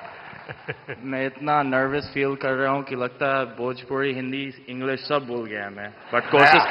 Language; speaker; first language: Hindi; non-native, fluent; English